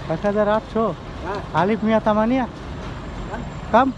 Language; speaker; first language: Arabic; non-native, learner; Bangla